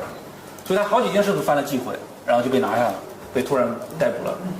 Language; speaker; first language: Chinese; native; Chinese